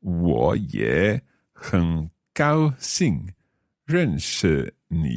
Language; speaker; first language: Chinese; non-native, learner; English